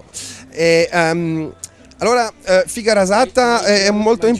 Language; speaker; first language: Italian; non-native, learner; German